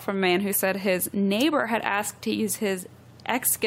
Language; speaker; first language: English; native; English